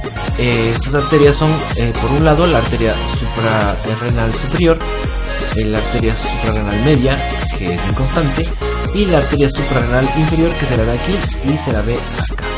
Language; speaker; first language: Spanish; native; Spanish